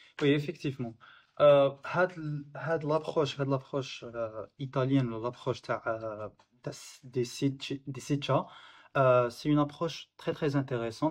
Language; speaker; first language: French; non-native, local second language; Arabic